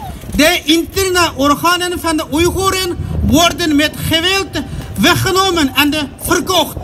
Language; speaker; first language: Dutch; non-native, learner; Uyghur